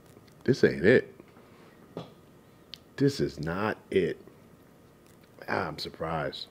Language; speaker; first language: English; native; English